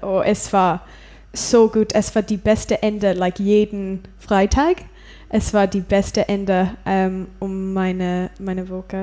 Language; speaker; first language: German; non-native, learner; English